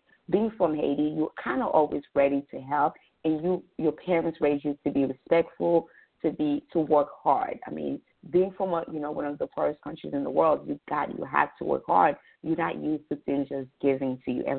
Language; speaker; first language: English; non-native, fluent; Haitian Creole